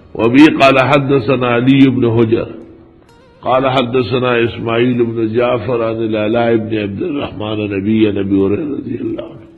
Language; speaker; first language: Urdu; non-native, local second language; Pashto